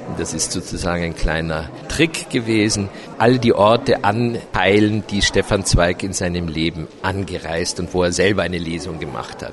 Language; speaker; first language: German; native; German